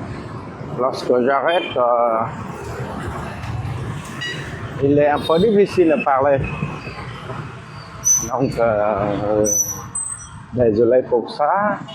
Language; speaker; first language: French; non-native, fluent; Vietnamese